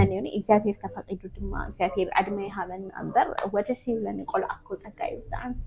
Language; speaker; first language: Tigrinya; non-native, local second language; Amharic